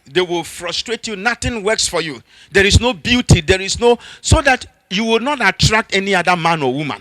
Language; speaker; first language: English; non-native, local second language; Akan